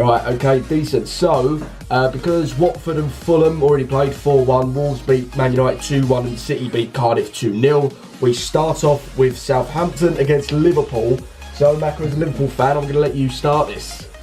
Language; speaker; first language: English; native; English